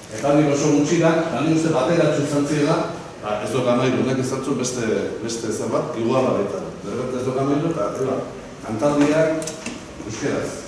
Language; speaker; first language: Basque; native; Basque